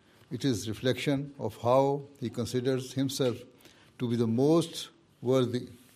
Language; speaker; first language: English; non-native, local second language; Urdu